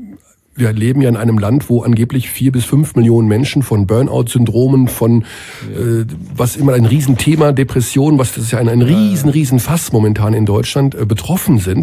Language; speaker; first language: German; native; German